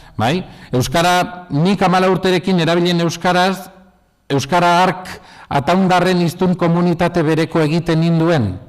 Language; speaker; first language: Basque; non-native, local second language; Spanish